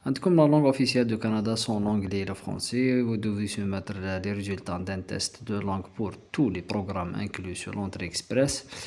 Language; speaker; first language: French; non-native, local second language; Arabic